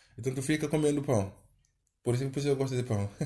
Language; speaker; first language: Portuguese; non-native, learner; Wolof